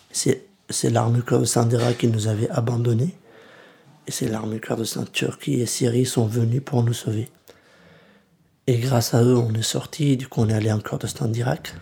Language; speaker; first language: French; early bilingual, other home language; Kurdish